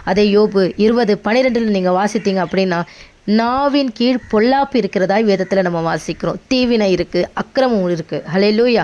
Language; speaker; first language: Tamil; native; Tamil